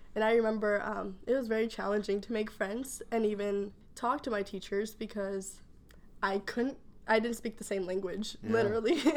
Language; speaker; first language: English; early bilingual, other home language; Spanish